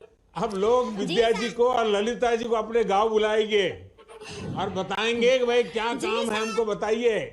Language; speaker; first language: Hindi; non-native, local second language; Gujarati